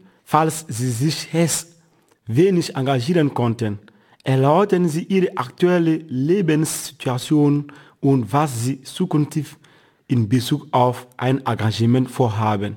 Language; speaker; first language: German; non-native, fluent; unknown